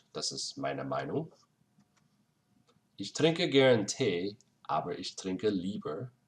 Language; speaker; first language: German; non-native, fluent; English